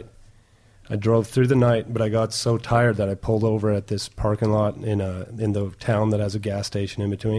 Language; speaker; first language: English; non-native, fluent; German